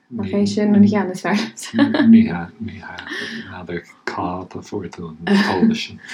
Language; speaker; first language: Irish; native; Irish